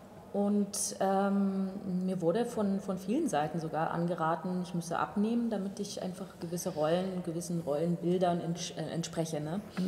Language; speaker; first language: German; native; German